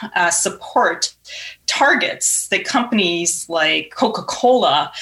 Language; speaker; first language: English; native; English